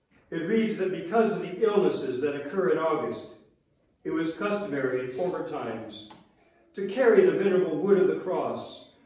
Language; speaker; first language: English; native; English